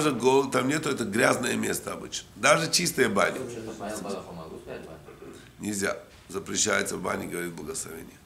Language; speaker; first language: Russian; native; Russian